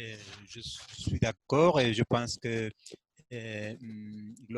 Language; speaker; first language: French; non-native, fluent; Spanish